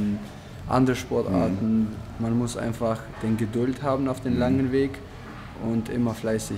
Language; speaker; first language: German; non-native, fluent; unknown